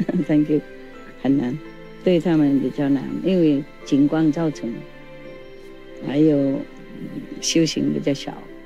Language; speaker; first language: Chinese; non-native, fluent; Vietnamese